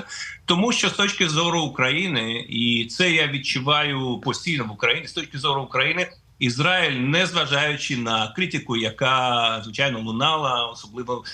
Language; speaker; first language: Ukrainian; non-native, fluent; Russian